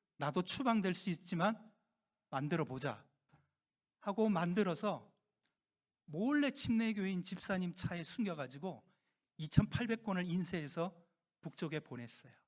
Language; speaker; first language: Korean; native; Korean